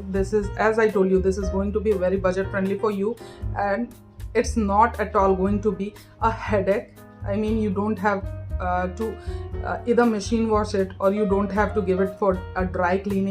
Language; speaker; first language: English; non-native, local second language; Hindi